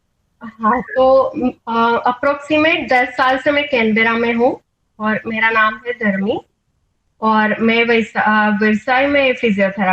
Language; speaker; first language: Hindi; non-native, local second language; Gujarati